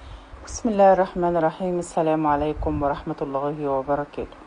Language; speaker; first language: Arabic; native; Arabic